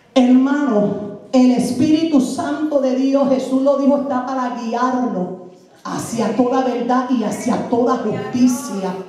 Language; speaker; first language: Spanish; native; Spanish